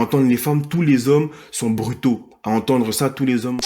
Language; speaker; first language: French; native; French